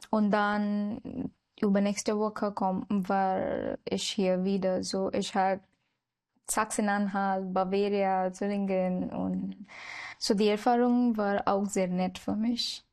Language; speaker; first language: German; non-native, learner; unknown